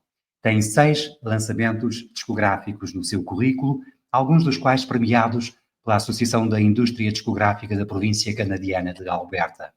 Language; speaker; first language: Portuguese; native; Portuguese